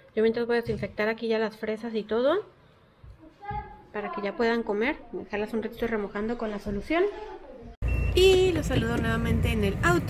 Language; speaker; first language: Spanish; native; Spanish